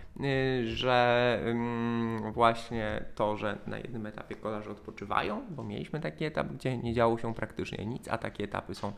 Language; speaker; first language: Polish; native; Polish